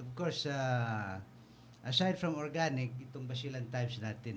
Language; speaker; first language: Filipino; non-native, local second language; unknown